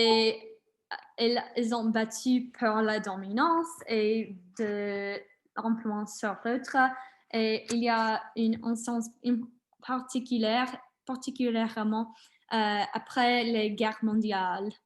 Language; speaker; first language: French; non-native, learner; English